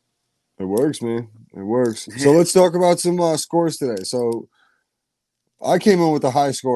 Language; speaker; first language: English; native; English